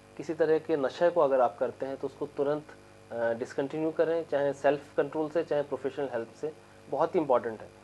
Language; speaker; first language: Hindi; native; Hindi